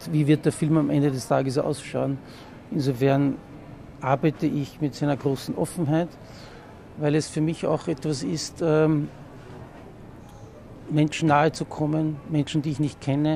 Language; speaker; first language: German; native; German